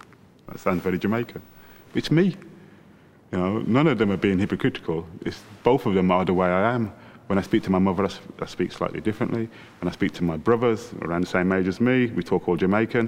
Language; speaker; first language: English; native; English